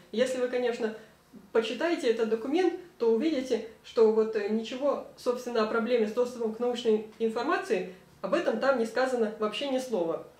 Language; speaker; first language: Russian; native; Russian